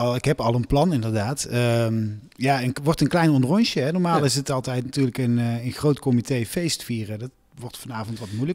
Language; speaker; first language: Dutch; native; Dutch